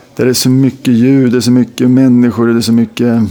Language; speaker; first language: Swedish; native; Swedish